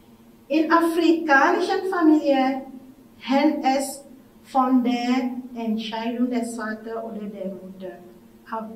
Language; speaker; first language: German; non-native, fluent; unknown